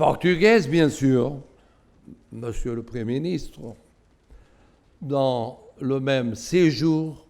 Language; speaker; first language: French; non-native, fluent; Portuguese